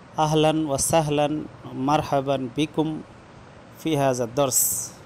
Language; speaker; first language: Arabic; non-native, fluent; Bangla